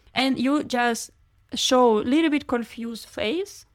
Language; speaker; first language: English; non-native, fluent; Ukrainian